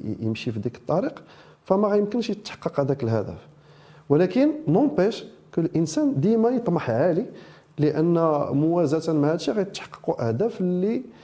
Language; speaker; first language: Arabic; native; Arabic